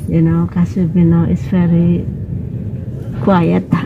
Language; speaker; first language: English; non-native, learner; Indonesian